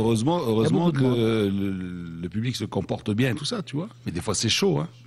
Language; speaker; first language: French; non-native, local second language; Arabic